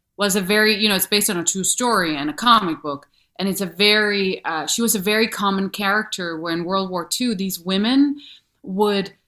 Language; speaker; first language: English; non-native, fluent; Danish